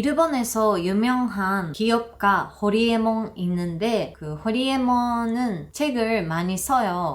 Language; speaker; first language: Korean; non-native, learner; Japanese